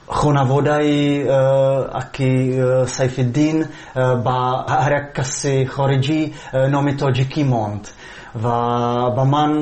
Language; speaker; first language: Persian; non-native, fluent; Czech